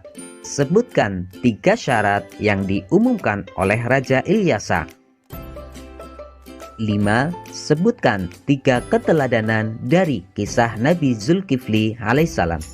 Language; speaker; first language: Indonesian; native; Indonesian